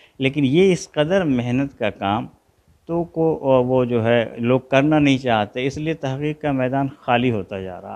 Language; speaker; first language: Urdu; native; Urdu